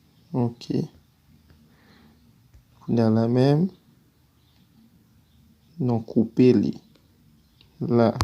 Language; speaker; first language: French; non-native, learner; Haitian Creole